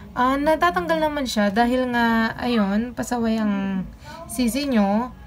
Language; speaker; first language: Filipino; non-native, local second language; Pampanga